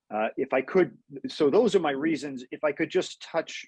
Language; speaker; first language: English; native; English